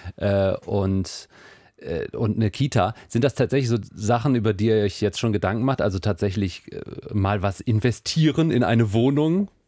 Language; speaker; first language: German; native; German